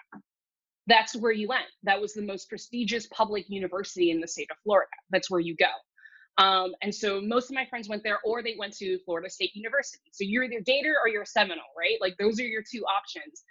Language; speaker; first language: English; early bilingual, other home language; Cantonese